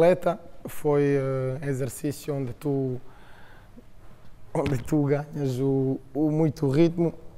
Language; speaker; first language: Portuguese; non-native, fluent; Croatian